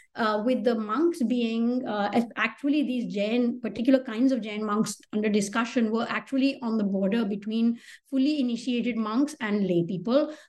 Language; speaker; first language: English; non-native, local second language; Hindi